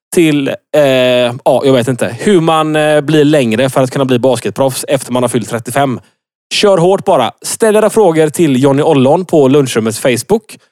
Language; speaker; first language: Swedish; native; Swedish